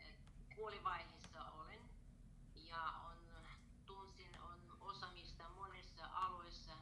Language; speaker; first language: Finnish; non-native, learner; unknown